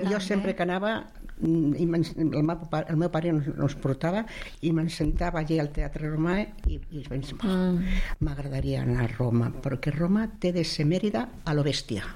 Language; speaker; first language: Catalan; non-native, local second language; Spanish